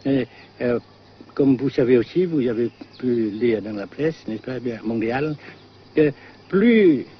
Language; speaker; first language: French; non-native, local second language; Vietnamese